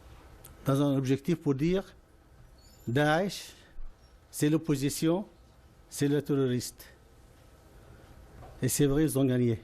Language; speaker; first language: French; non-native, fluent; Arabic